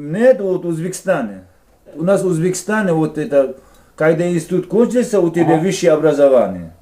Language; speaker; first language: Russian; non-native, local second language; Uzbek